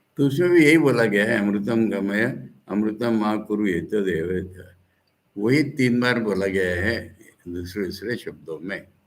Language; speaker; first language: Hindi; non-native, local second language; Bangla